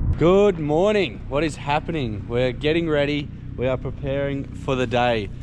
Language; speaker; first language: English; native; English